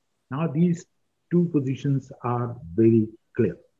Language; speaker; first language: English; non-native, local second language; Urdu